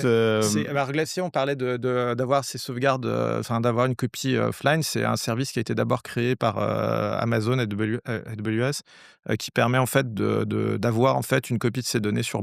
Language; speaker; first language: French; native; French